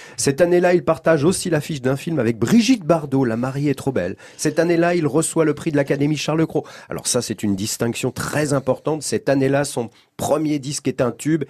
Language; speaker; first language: French; native; French